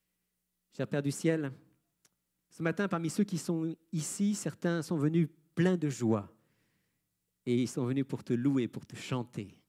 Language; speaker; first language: French; native; French